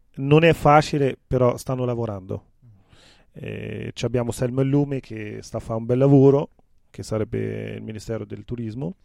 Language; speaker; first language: Italian; non-native, fluent; Arabic